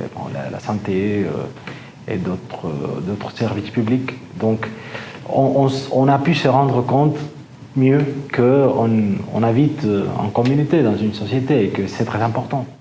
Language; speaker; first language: French; non-native, fluent; Spanish